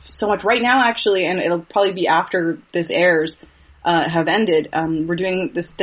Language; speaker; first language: English; native; English